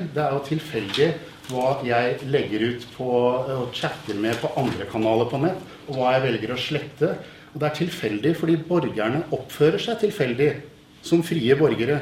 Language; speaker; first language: Norwegian; native; Norwegian